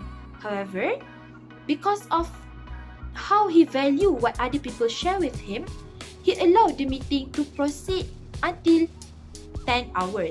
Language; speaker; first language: English; non-native, local second language; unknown